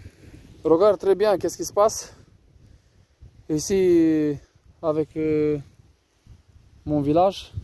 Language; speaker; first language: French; non-native, learner; Romanian